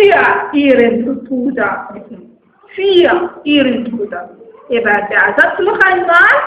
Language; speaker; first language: German; non-native, fluent; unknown